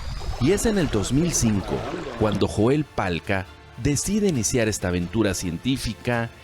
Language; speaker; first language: Spanish; native; Spanish